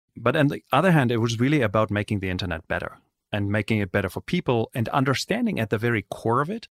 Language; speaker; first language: English; non-native, fluent; German